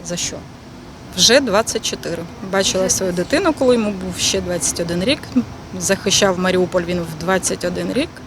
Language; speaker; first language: Ukrainian; non-native, local second language; Russian